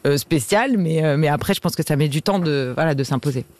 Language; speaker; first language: French; native; French